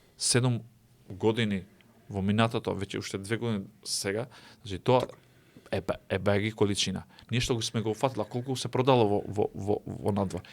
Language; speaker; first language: Macedonian; non-native, local second language; Albanian